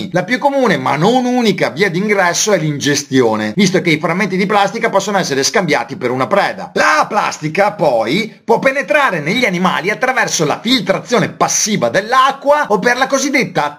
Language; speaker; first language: Italian; native; Italian